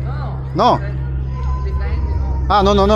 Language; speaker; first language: Spanish; non-native, learner; Slovak